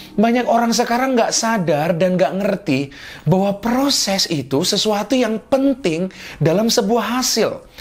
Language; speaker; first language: Indonesian; native; Indonesian